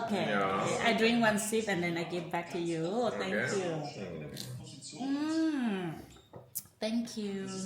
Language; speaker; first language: English; non-native, learner; Thai